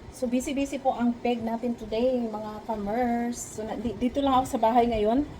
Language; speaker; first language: Filipino; non-native, local second language; Cebuano